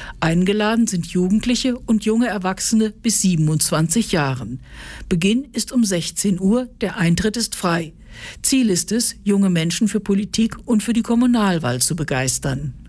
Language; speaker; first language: German; native; German